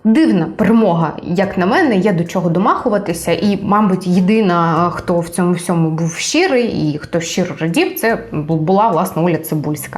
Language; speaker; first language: Ukrainian; native; Ukrainian